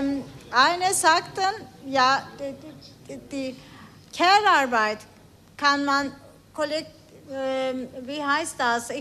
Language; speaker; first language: German; non-native, learner; Turkish